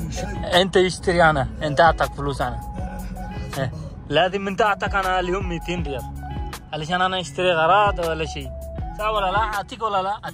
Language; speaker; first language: Arabic; non-native, learner; Bangla